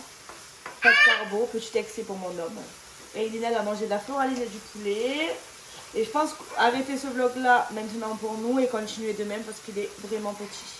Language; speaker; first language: French; native; French